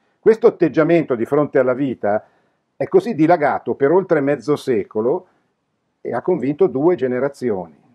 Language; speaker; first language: Italian; native; Italian